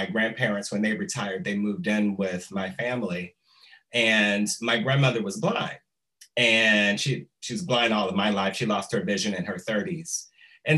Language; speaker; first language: English; native; English